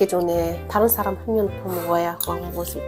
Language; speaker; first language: Korean; non-native, fluent; Arabic